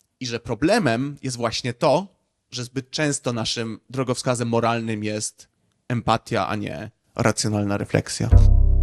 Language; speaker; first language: Polish; native; Polish